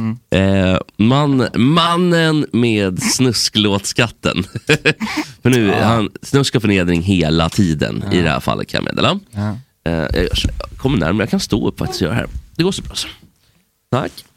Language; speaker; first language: Swedish; native; Swedish